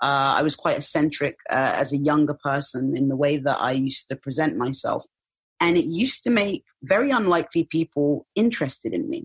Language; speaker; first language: English; native; English